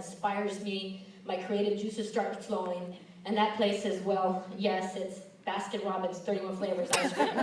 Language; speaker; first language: English; early bilingual, other home language; Spanish